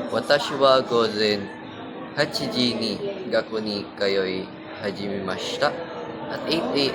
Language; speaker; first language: Japanese; non-native, learner; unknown